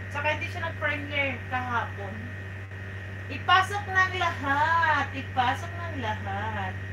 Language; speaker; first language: Filipino; native; Filipino